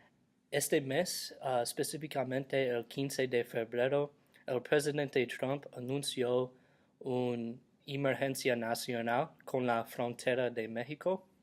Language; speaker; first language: Spanish; non-native, learner; English